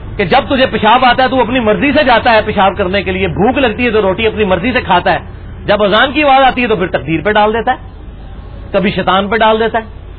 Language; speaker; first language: Urdu; non-native, local second language; Punjabi